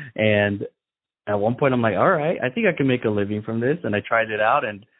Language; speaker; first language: English; native; English